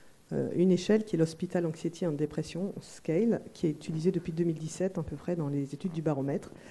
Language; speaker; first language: French; native; French